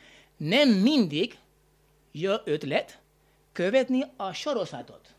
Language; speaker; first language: Hungarian; non-native, learner; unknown